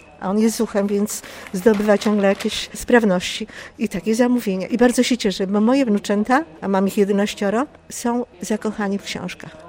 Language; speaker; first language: Polish; native; Polish